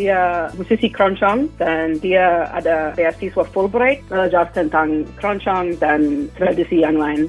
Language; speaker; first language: Indonesian; non-native, fluent; English